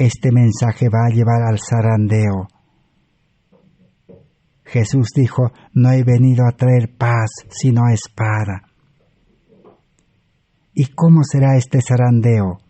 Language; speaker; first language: Spanish; native; Spanish